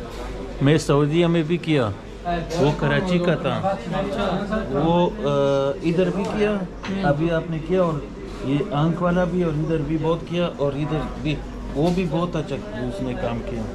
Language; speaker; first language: Hindi; non-native, learner; Pashto